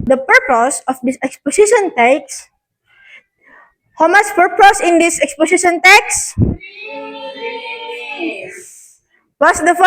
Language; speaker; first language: English; non-native, learner; Indonesian